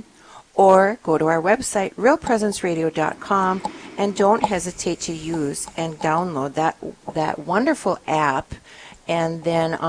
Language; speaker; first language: English; native; English